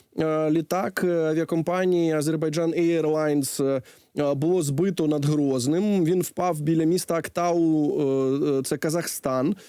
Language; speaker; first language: Ukrainian; native; Ukrainian